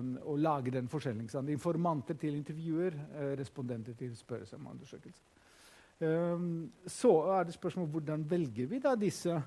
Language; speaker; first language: Norwegian; non-native, fluent; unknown